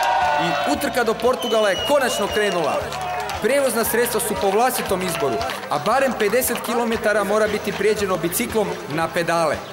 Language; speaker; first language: Serbian; native; Serbian